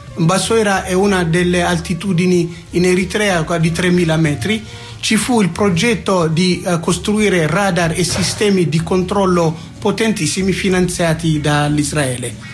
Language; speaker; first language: Italian; non-native, fluent; Tigrinya